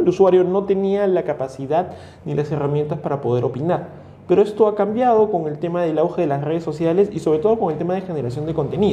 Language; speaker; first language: Spanish; native; Spanish